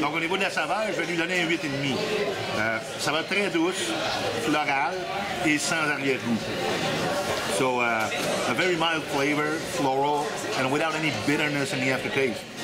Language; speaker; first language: French; native; French